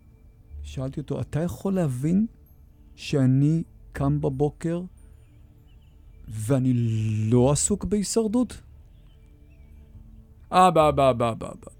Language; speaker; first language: Hebrew; native; Hebrew